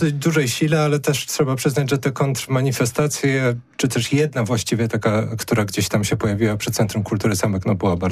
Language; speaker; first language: Polish; native; Polish